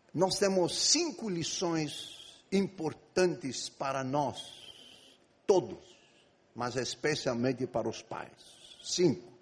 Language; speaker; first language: Portuguese; non-native, fluent; Arabic